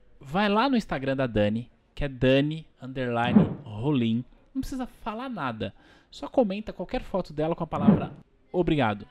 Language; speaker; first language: Portuguese; native; Portuguese